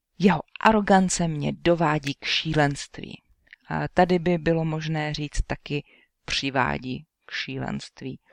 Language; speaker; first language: Czech; native; Czech